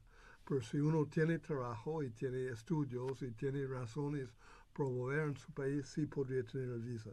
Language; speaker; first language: Spanish; non-native, fluent; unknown